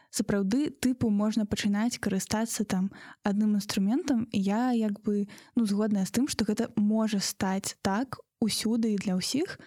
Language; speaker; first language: Belarusian; non-native, local second language; Russian